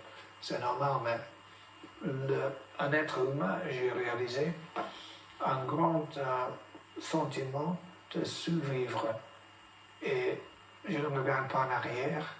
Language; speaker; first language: French; non-native, fluent; English